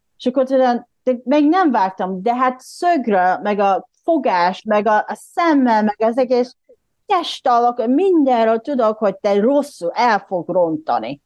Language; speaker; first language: Hungarian; non-native, fluent; Japanese